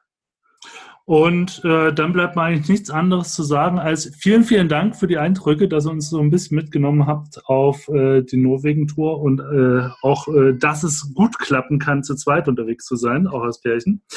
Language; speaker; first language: German; native; German